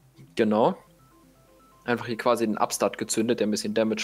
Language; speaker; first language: German; native; German